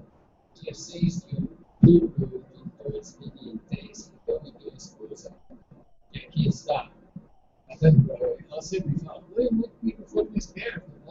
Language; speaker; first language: Portuguese; non-native, fluent; English